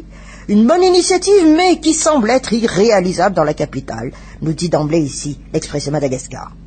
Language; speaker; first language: French; non-native, local second language; Malagasy